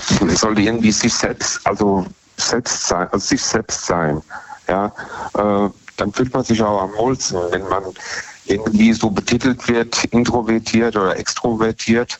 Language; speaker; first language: German; native; German